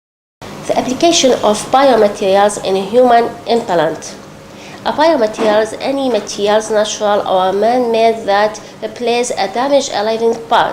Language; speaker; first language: English; non-native, local second language; Arabic